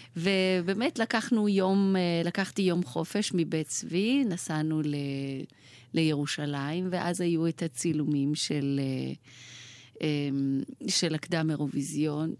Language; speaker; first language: Hebrew; early bilingual, other home language; Persian